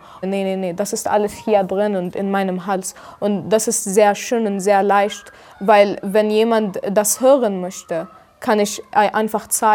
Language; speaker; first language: German; non-native, fluent; Arabic